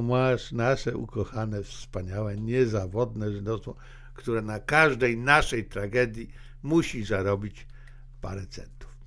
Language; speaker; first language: Polish; native; Polish